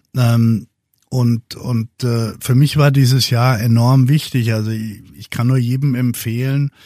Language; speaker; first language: German; native; German